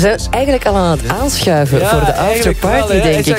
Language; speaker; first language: Dutch; native; Dutch